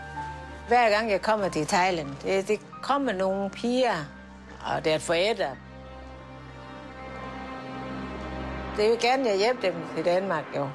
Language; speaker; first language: Danish; non-native, learner; Thai